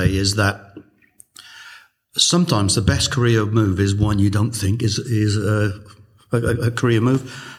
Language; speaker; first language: English; native; English